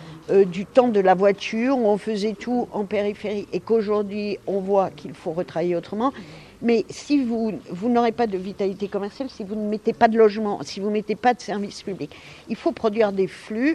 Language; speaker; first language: French; native; French